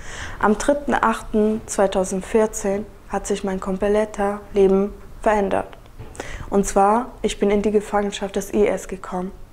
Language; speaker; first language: German; early bilingual, other home language; Kurdish